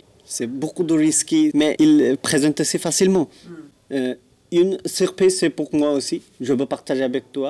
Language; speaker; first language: French; non-native, learner; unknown